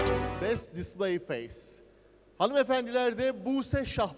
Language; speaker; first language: Turkish; native; Turkish